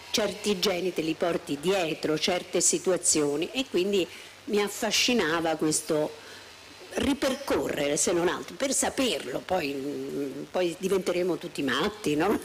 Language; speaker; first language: Italian; native; Italian